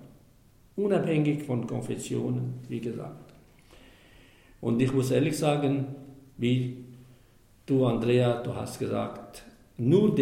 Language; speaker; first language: German; non-native, fluent; Arabic